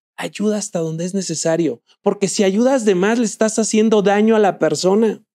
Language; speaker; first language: Spanish; native; Spanish